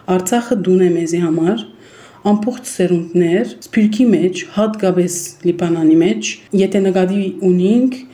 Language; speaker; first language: Armenian; early bilingual, heritage; Armenian